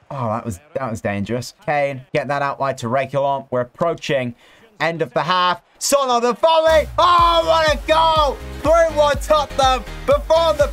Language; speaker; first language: English; native; English